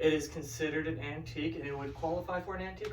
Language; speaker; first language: English; native; English